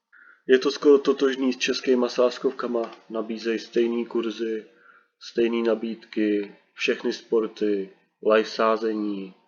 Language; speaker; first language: Czech; native; Czech